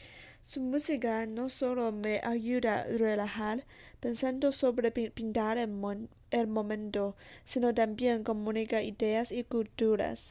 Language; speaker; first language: Spanish; non-native, learner; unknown